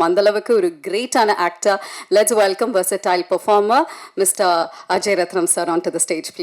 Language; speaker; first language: Tamil; native; Tamil